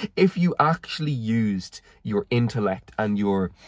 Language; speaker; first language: English; native; English